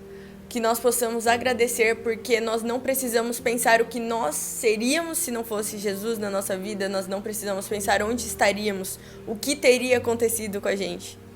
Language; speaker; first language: Portuguese; native; Portuguese